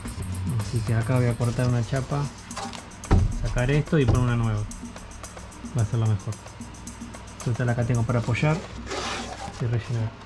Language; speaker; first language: Spanish; native; Spanish